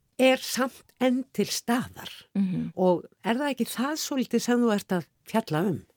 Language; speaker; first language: Icelandic; native; Icelandic